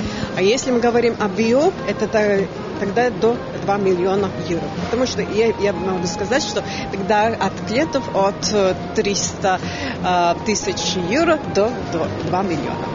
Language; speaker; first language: Russian; non-native, fluent; Latvian